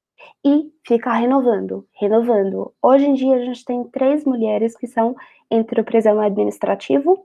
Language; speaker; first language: Portuguese; non-native, fluent; Arabic